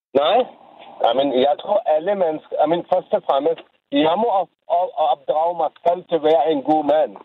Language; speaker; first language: Danish; non-native, learner; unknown